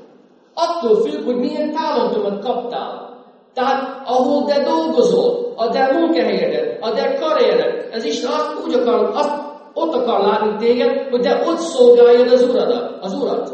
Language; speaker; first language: Hungarian; non-native, fluent; English